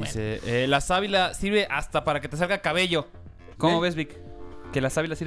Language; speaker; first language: Spanish; native; Spanish